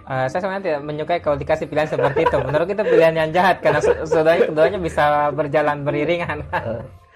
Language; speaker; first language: Indonesian; non-native, local second language; Buginese